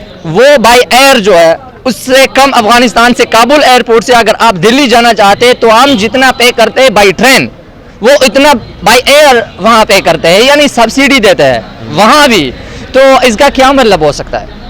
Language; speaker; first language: Hindi; non-native, local second language; Pashto